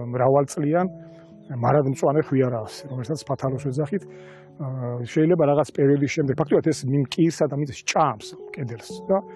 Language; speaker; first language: Georgian; native; Georgian